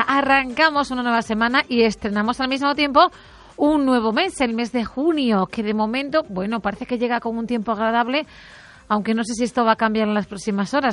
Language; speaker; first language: Spanish; native; Spanish